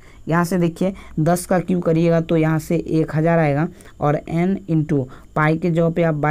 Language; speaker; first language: Hindi; native; Hindi